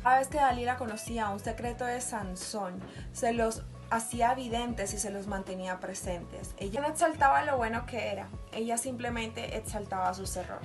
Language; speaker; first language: Spanish; native; Spanish